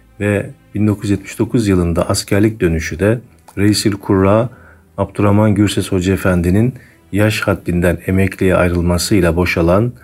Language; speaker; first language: Turkish; native; Turkish